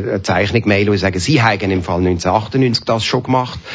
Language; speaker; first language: German; native; German